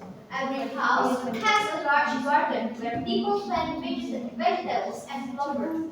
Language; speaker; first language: English; non-native, learner; Indonesian